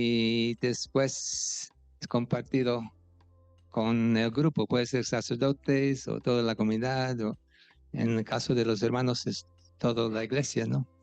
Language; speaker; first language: Spanish; non-native, fluent; English